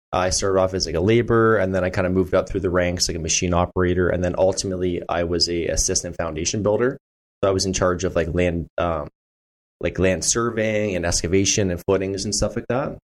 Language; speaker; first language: English; native; English